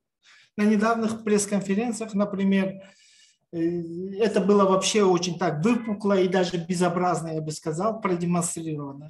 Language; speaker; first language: Russian; non-native, local second language; Tajik